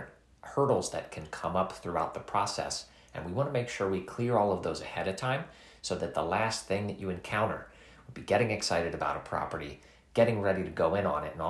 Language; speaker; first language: English; native; English